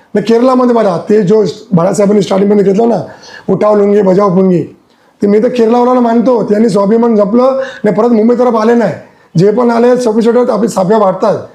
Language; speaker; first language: Marathi; non-native, local second language; Gujarati